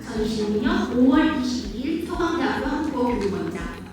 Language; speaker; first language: Korean; native; Korean